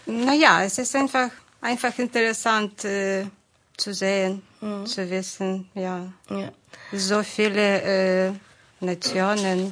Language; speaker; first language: German; non-native, fluent; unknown